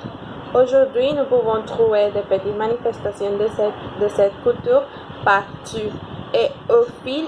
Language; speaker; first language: French; non-native, learner; Spanish